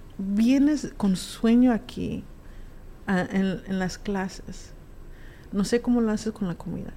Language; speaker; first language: Spanish; early bilingual, heritage; Spanish